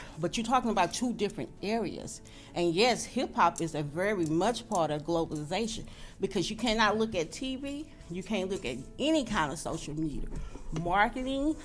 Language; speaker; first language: English; native; English